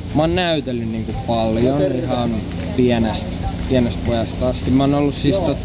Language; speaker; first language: Finnish; native; Finnish